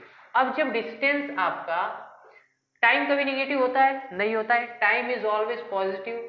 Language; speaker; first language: Hindi; native; Hindi